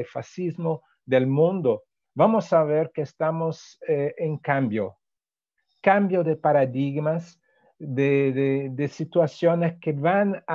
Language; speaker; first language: Spanish; non-native, fluent; Portuguese